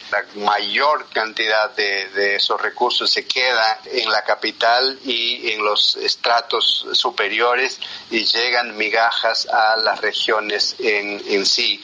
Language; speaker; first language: Spanish; non-native, local second language; Quechua